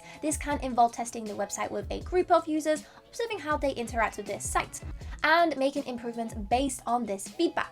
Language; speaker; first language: English; non-native, fluent; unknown